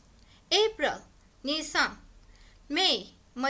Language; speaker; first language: English; non-native, fluent; Turkish